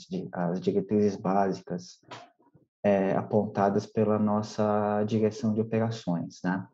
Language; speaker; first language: Portuguese; native; Portuguese